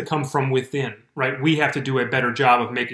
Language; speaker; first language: English; native; English